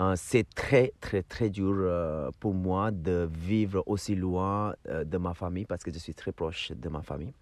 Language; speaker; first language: French; non-native, fluent; Hindi